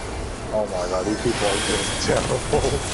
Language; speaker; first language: English; native; English